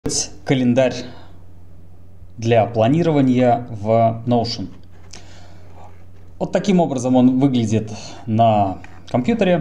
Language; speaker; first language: Russian; native; Russian